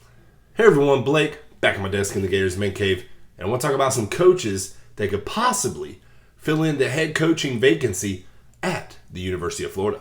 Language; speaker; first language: English; native; English